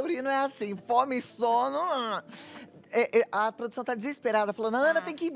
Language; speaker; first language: Portuguese; native; Portuguese